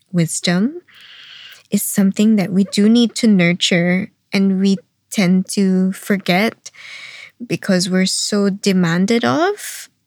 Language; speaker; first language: English; non-native, local second language; Filipino